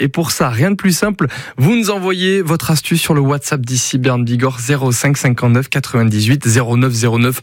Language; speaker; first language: French; native; French